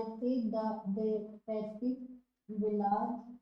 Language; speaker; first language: French; non-native, learner; Hindi